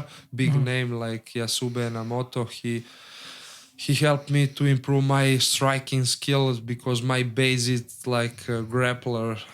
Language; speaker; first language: English; non-native, learner; Serbian